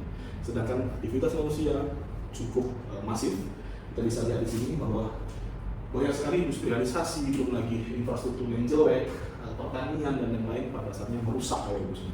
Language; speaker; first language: Indonesian; native; Indonesian